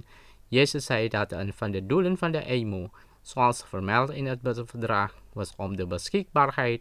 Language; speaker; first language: Dutch; non-native, fluent; Indonesian